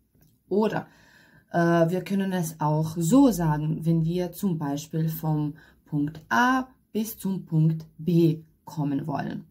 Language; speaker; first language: German; non-native, fluent; Hungarian